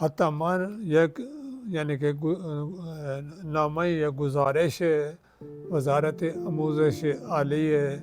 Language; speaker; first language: Persian; non-native, fluent; Urdu